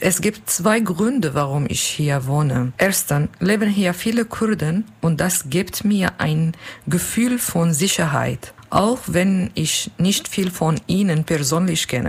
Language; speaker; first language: German; non-native, learner; Kurdish